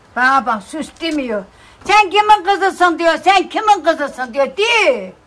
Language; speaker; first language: Turkish; native; Turkish